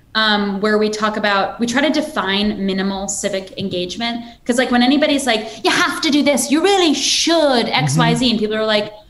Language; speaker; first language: English; native; English